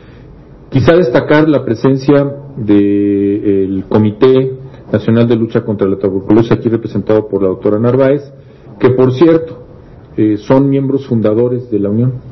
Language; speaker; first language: Spanish; native; Spanish